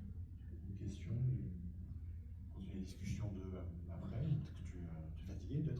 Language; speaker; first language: French; native; French